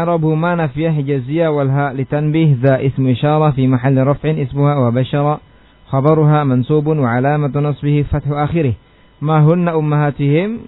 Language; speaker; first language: Arabic; non-native, fluent; Indonesian